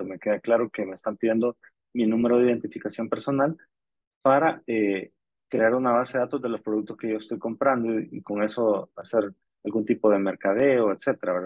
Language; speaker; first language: Spanish; native; Spanish